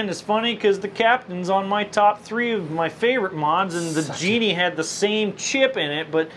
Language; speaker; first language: English; native; English